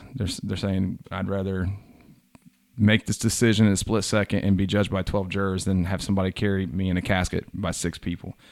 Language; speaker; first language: English; native; English